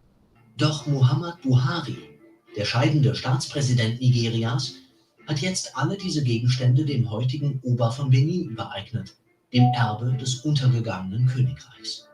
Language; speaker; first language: German; native; German